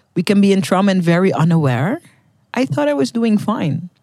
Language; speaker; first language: English; non-native, fluent; Dutch